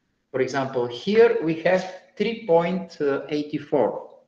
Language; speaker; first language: English; non-native, fluent; Bulgarian